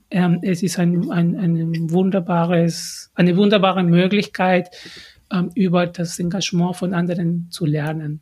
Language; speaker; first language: German; non-native, fluent; Spanish